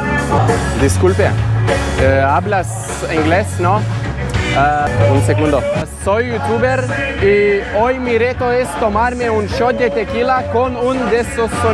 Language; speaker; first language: Spanish; non-native, learner; Lithuanian